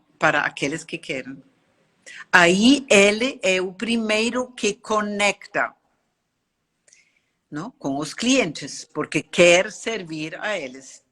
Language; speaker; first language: Portuguese; non-native, learner; German